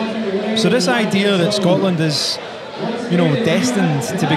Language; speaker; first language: English; native; English